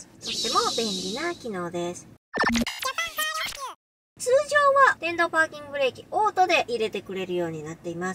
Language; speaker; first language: Japanese; native; Japanese